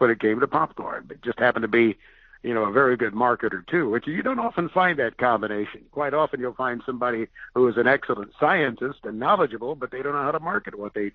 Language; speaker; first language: English; native; English